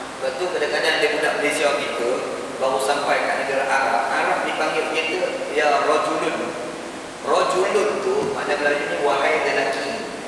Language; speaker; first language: Malay; native; Malay